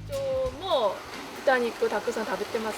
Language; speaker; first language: Japanese; non-native, learner; Korean